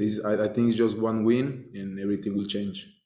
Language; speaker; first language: English; non-native, fluent; Spanish